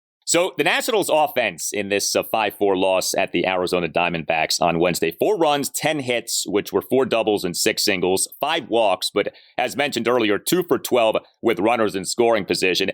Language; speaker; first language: English; native; English